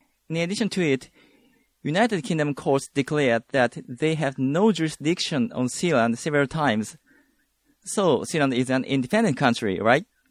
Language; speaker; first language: English; non-native, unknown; Japanese